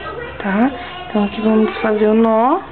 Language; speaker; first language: Portuguese; native; Portuguese